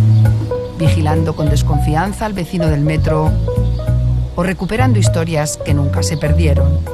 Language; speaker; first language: Spanish; native; Spanish